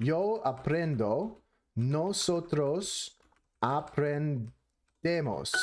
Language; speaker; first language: Spanish; non-native, learner; English